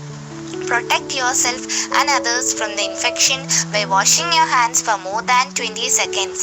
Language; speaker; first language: English; non-native, local second language; Malayalam